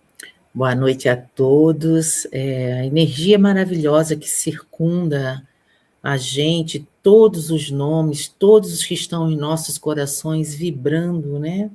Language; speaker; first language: Portuguese; native; Portuguese